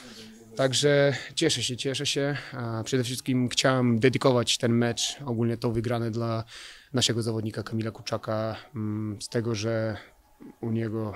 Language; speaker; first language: Polish; non-native, fluent; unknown